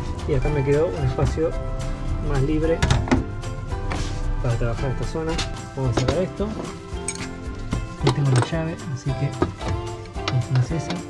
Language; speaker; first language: Spanish; native; Spanish